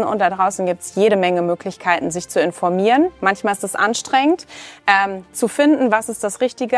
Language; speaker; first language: German; native; German